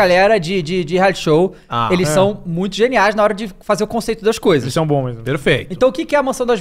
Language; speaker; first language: Portuguese; native; Portuguese